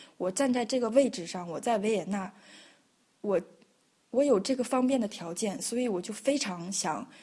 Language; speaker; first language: Chinese; native; Chinese